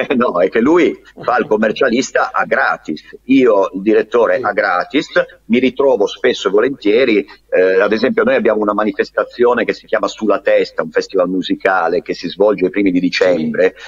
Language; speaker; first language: Italian; native; Italian